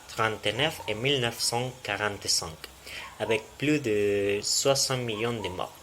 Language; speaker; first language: French; non-native, learner; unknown